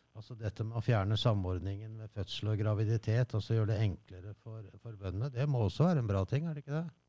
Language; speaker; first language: Norwegian; native; Norwegian